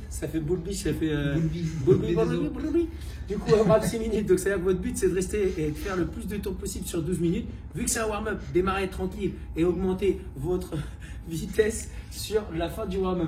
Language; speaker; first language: French; native; French